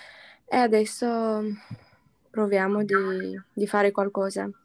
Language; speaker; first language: Italian; non-native, learner; Romanian